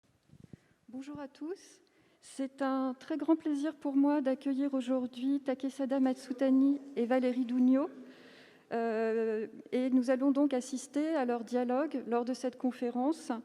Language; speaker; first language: French; native; French